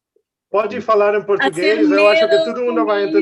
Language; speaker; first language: Portuguese; non-native, fluent; Spanish